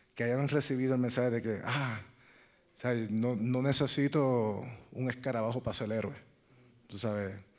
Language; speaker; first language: Spanish; native; Spanish